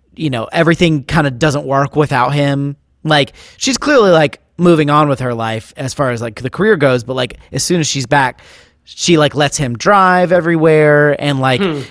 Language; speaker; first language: English; native; English